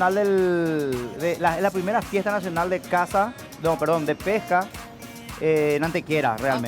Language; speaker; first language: Spanish; native; Spanish